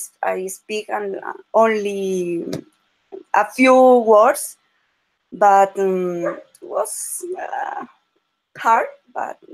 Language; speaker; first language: English; non-native, learner; Spanish